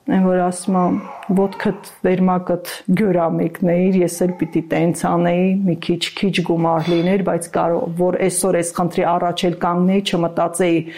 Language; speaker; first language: Armenian; native; Armenian